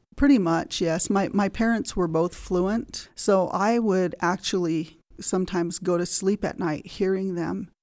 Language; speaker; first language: English; native; English